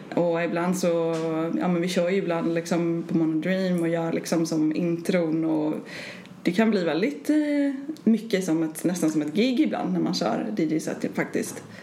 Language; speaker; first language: Swedish; native; Swedish